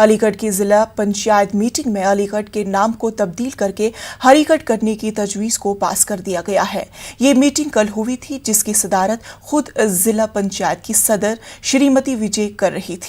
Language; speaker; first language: Hindi; native; Hindi